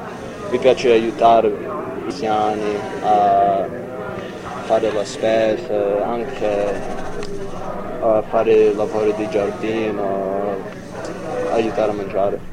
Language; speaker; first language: Italian; non-native, learner; English